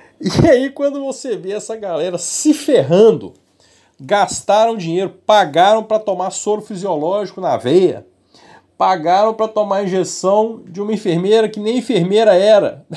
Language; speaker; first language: Portuguese; native; Portuguese